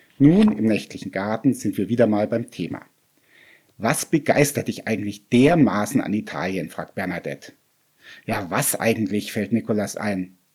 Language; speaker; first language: German; native; German